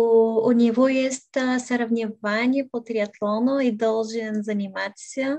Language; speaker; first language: Russian; non-native, learner; Bulgarian